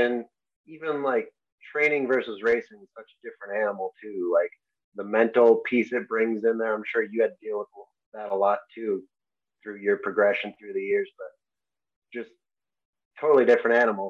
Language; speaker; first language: English; native; English